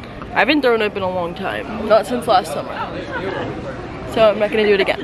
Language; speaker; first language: English; native; English